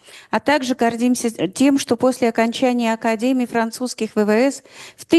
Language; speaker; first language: Russian; native; Russian